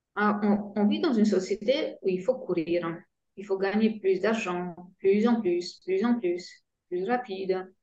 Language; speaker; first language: French; non-native, fluent; Polish